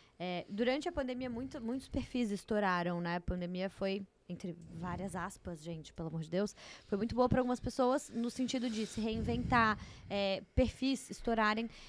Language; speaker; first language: Portuguese; native; Portuguese